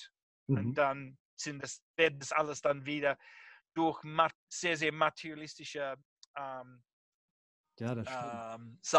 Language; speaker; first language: German; non-native, fluent; English